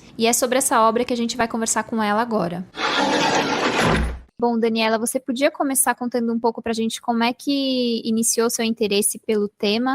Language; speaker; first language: Portuguese; native; Portuguese